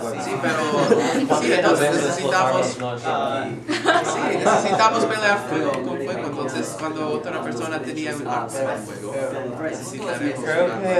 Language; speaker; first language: Spanish; non-native, learner; English